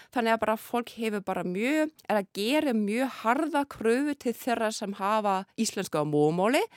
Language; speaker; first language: Icelandic; non-native, fluent; German